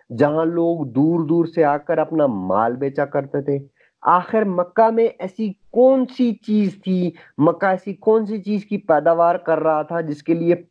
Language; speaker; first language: Urdu; native; Urdu